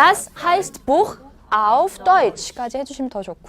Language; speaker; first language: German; non-native, fluent; Korean